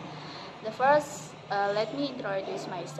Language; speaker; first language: English; non-native, learner; Indonesian